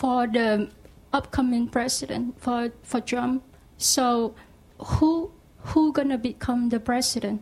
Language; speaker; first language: English; non-native, learner; Vietnamese